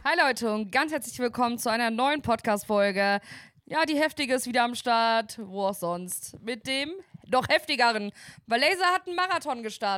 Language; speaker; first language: German; native; German